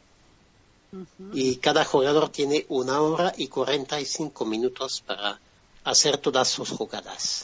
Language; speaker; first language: Spanish; non-native, fluent; French